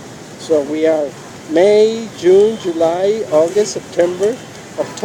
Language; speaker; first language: English; non-native, fluent; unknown